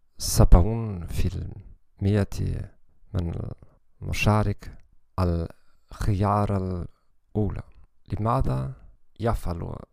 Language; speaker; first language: Arabic; non-native, learner; German